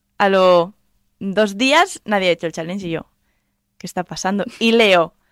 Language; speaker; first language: Spanish; non-native, local second language; Catalan